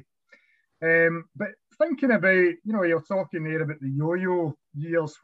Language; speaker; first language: English; native; English